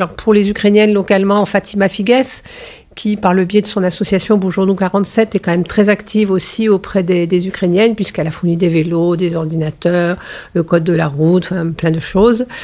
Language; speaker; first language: French; native; French